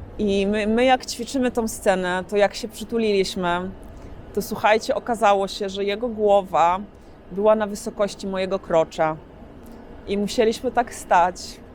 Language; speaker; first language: Polish; native; Polish